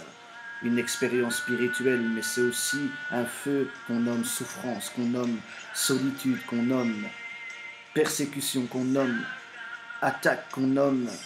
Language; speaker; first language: French; native; French